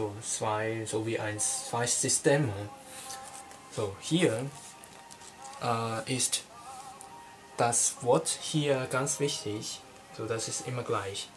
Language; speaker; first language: German; non-native, learner; Cantonese